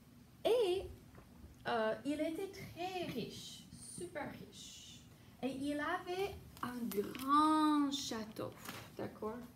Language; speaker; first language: French; non-native, fluent; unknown